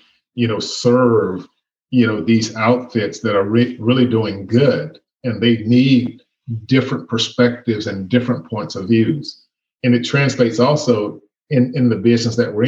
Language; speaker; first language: English; native; English